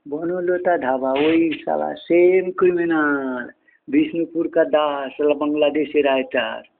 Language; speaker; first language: Hindi; non-native, local second language; Bangla